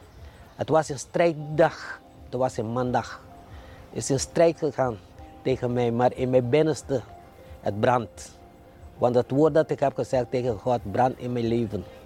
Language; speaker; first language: Dutch; non-native, fluent; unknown